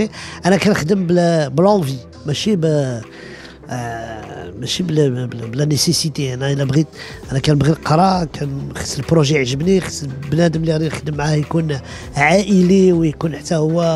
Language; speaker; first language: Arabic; early bilingual, heritage; Arabic